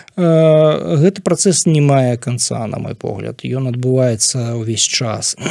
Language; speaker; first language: Belarusian; non-native, local second language; Russian